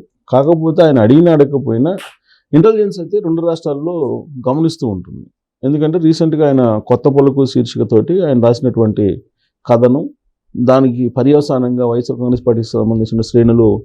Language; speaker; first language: Telugu; native; Telugu